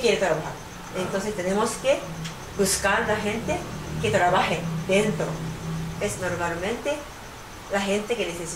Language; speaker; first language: Spanish; non-native, learner; Japanese